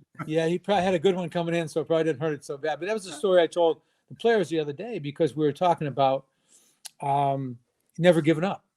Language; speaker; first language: English; native; English